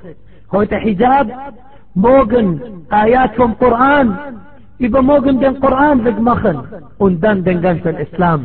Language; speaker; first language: German; non-native, fluent; Arabic